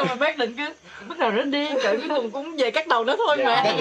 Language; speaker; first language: Vietnamese; native; Vietnamese